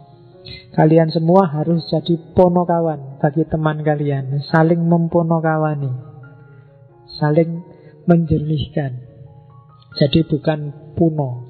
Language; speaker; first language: Indonesian; non-native, local second language; Javanese